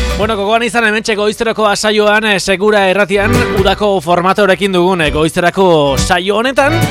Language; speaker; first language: Basque; native; Basque